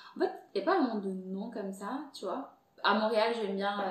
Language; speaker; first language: French; non-native, fluent; Portuguese